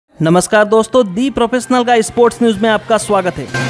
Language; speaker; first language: Hindi; native; Hindi